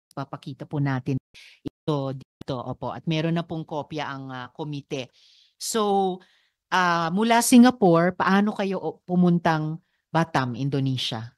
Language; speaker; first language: Filipino; native; Filipino